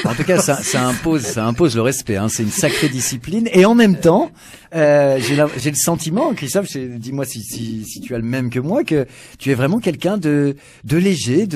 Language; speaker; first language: French; native; French